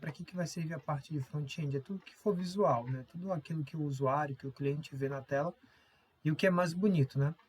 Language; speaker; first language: Portuguese; native; Portuguese